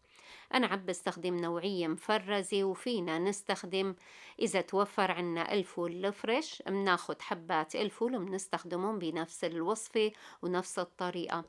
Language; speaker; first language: Arabic; native; Arabic